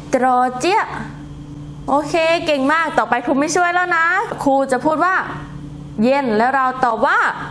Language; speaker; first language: Thai; non-native, local second language; Northern Khmer